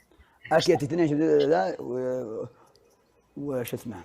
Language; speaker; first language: Arabic; native; Arabic